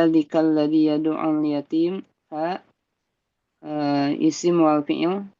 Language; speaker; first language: Arabic; non-native, learner; Indonesian